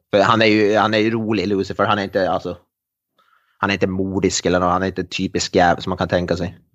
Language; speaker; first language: Swedish; native; Swedish